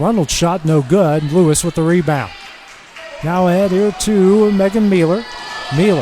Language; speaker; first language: English; native; English